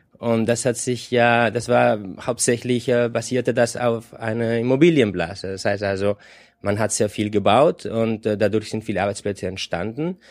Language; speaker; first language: German; non-native, fluent; Spanish